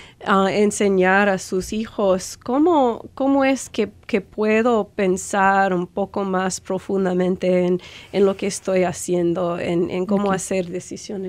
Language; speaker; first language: Spanish; non-native, fluent; English